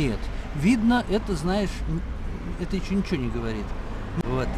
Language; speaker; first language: Russian; native; Russian